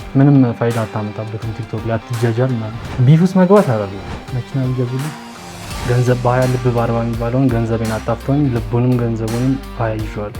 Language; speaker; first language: Amharic; native; Amharic